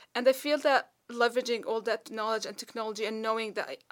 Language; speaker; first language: English; non-native, fluent; Arabic